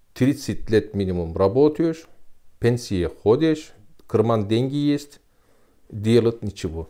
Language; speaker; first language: Russian; non-native, learner; Turkish